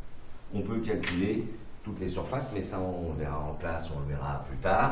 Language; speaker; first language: French; native; French